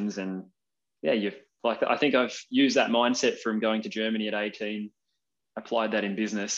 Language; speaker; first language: English; native; English